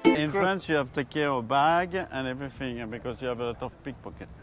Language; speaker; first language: English; non-native, fluent; French